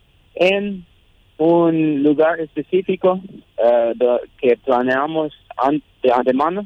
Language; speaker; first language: Spanish; non-native, local second language; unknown